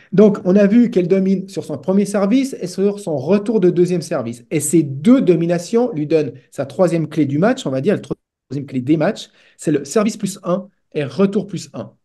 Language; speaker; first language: French; native; French